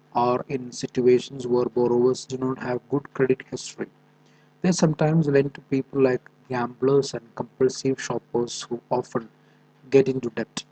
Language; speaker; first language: English; non-native, local second language; Malayalam